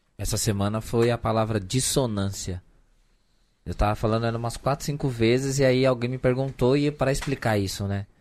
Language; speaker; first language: Portuguese; native; Portuguese